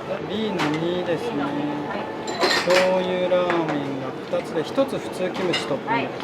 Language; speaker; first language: Japanese; native; Japanese